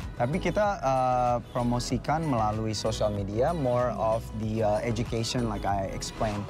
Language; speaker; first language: English; non-native, fluent; Indonesian